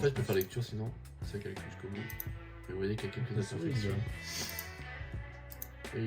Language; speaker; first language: French; native; French